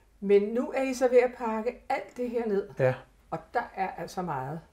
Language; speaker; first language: Danish; native; Danish